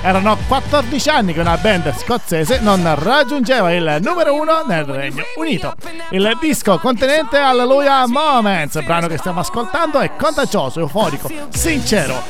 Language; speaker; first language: Italian; native; Italian